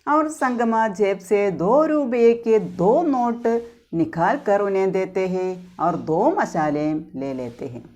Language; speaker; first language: Hindi; non-native, local second language; Malayalam